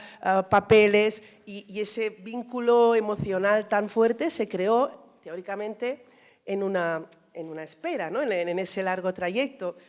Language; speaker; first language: Spanish; native; Spanish